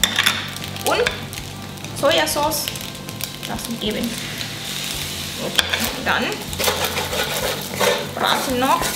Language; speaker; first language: German; non-native, learner; Thai